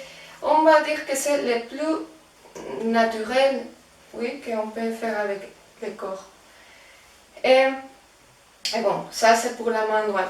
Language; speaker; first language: French; non-native, fluent; Spanish